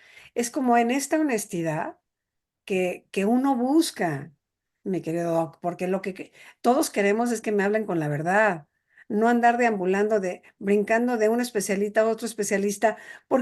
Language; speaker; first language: Spanish; native; Spanish